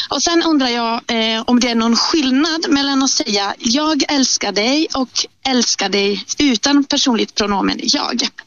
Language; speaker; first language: Swedish; non-native, fluent; Italian